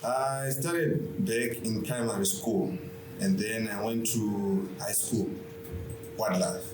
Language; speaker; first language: English; non-native, local second language; Shona